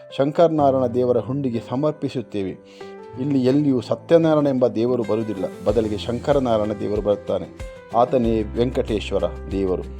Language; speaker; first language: Kannada; non-native, local second language; Tulu